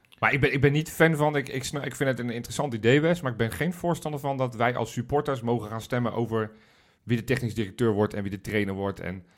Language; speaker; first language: Dutch; native; Dutch